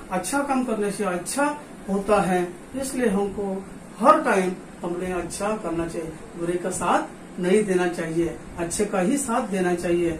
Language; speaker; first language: Hindi; non-native, local second language; Marathi